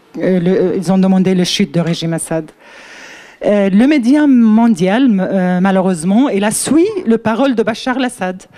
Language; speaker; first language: French; non-native, learner; Arabic